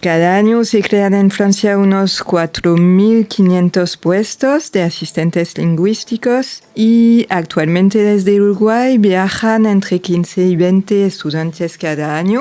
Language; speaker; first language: Spanish; non-native, fluent; French